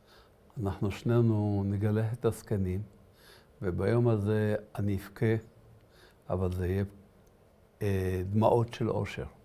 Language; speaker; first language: Hebrew; early bilingual, other home language; Arabic